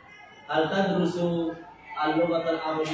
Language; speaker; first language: Arabic; non-native, learner; Indonesian